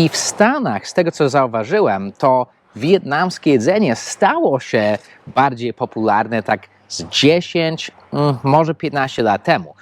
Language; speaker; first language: Polish; non-native, fluent; English